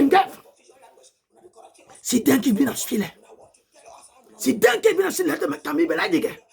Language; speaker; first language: German; non-native, learner; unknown